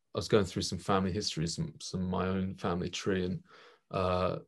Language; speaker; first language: English; native; English